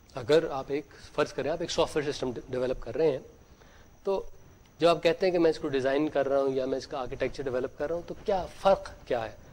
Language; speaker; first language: Urdu; native; Urdu